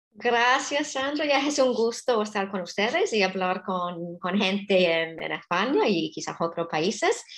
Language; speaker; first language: Spanish; non-native, fluent; English